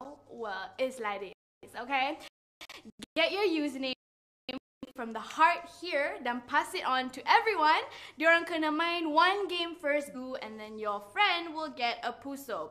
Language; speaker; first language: English; non-native, local second language; Malay